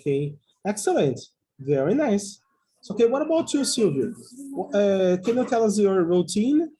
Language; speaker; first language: English; non-native, fluent; Portuguese